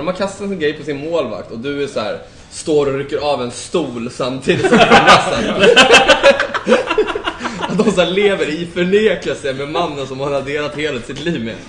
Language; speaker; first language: Swedish; native; Swedish